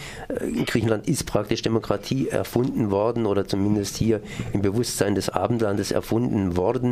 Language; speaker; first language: German; native; German